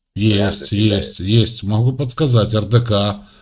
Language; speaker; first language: Russian; native; Russian